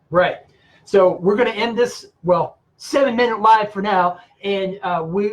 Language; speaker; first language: English; native; English